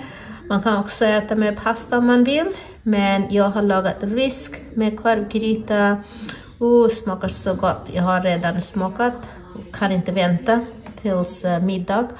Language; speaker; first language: Swedish; non-native, fluent; Bangla